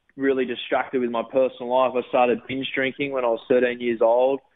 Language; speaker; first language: English; native; English